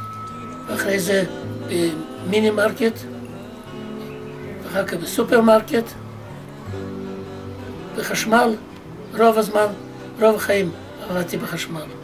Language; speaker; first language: Hebrew; non-native, fluent; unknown